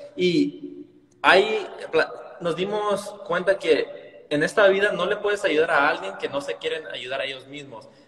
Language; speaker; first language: Spanish; early bilingual, heritage; Spanish